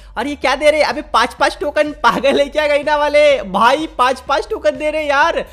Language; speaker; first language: Hindi; native; Hindi